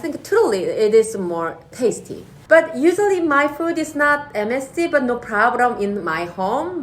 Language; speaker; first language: English; non-native, learner; Korean